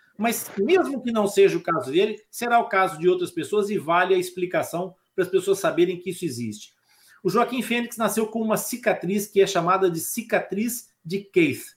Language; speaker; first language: Portuguese; native; Portuguese